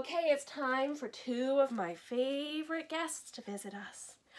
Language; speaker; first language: English; native; English